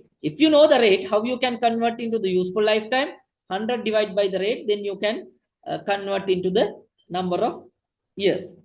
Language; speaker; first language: English; non-native, local second language; Sinhala